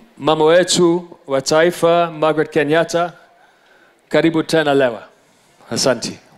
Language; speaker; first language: Swahili; non-native, local second language; English